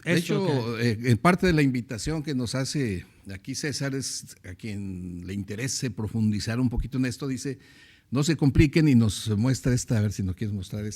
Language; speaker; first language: Spanish; native; Spanish